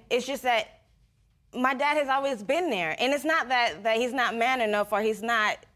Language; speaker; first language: English; non-native, fluent; Spanish